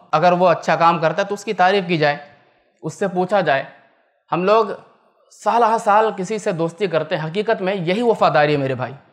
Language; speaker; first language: Hindi; native; Hindi